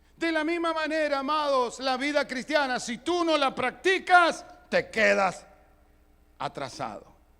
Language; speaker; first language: Spanish; early bilingual, other home language; Italian